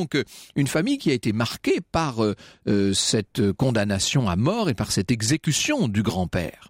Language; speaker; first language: French; native; French